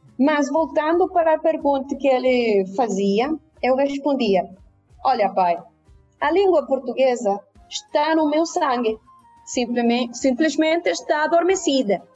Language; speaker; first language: Portuguese; early bilingual, heritage; Portuguese